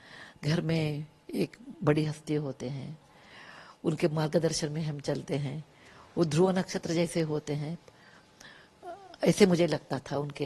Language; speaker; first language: Hindi; non-native, local second language; Kannada